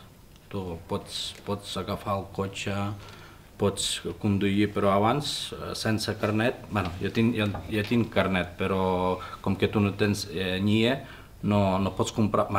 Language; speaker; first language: Catalan; non-native, learner; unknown